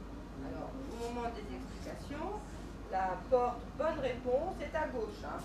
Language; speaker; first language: French; native; French